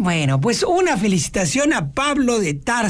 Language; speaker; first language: Spanish; native; Spanish